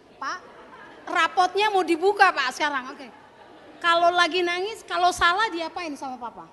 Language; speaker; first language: Indonesian; native; Indonesian